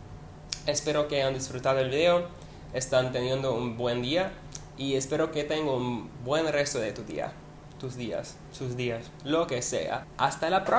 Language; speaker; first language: Spanish; non-native, learner; English